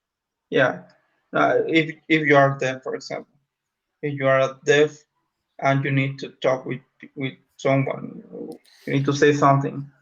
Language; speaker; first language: English; non-native, learner; Spanish